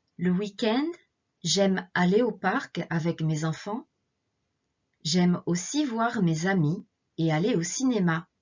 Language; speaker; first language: French; native; French